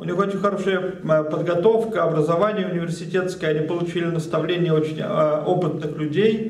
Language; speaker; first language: Russian; native; Russian